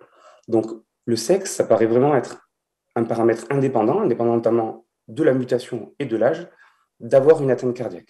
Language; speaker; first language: French; native; French